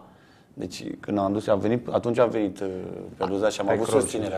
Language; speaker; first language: Romanian; native; Romanian